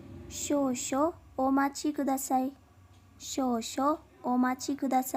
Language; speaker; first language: Japanese; non-native, fluent; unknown